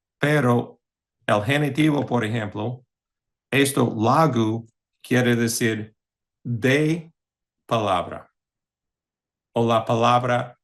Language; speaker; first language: Spanish; early bilingual, heritage; English